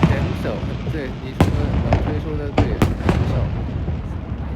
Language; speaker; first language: Chinese; non-native, fluent; Japanese